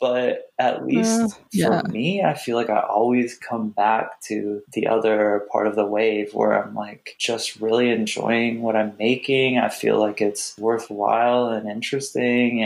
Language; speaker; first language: English; native; English